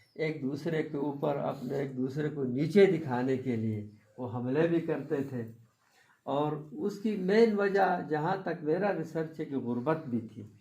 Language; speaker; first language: Urdu; non-native, local second language; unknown